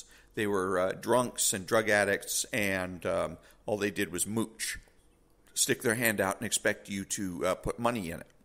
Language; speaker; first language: English; native; English